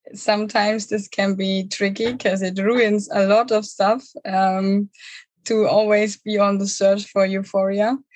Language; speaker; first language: English; non-native, fluent; German